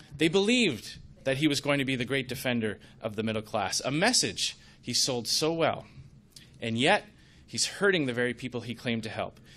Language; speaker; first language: English; native; English